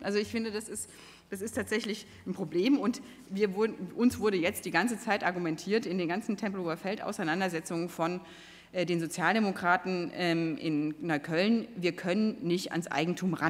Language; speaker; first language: German; native; German